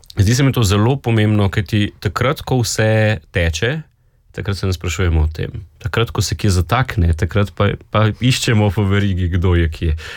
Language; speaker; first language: Slovenian; native; Slovenian